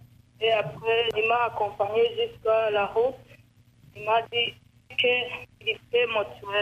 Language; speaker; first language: French; non-native, learner; Rundi